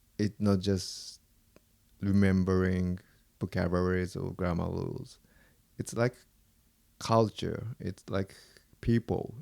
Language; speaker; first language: English; non-native, fluent; Japanese